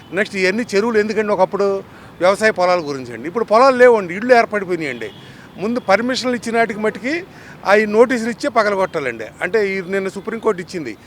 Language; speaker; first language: Telugu; native; Telugu